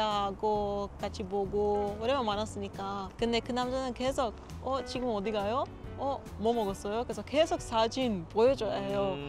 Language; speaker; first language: Korean; non-native, learner; Papiamento